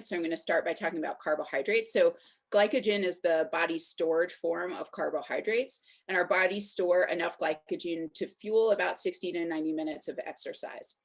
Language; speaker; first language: English; native; English